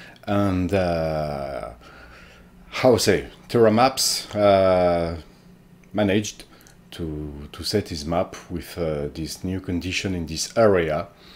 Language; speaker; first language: English; non-native, fluent; French